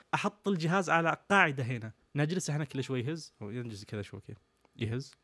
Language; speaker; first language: Arabic; native; Arabic